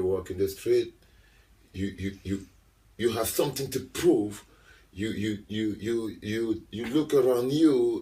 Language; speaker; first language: English; non-native, local second language; French